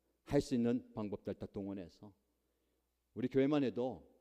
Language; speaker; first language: Korean; native; Korean